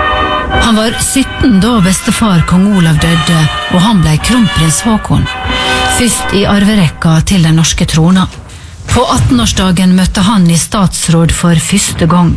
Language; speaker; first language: Norwegian; native; Norwegian